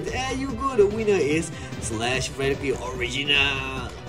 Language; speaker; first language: English; non-native, local second language; Malay